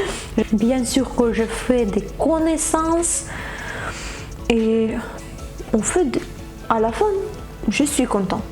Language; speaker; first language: French; non-native, fluent; Ukrainian